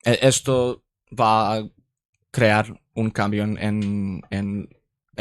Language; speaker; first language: Spanish; non-native, learner; English